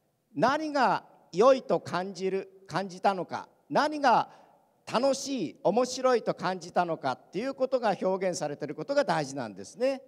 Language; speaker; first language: Japanese; native; Japanese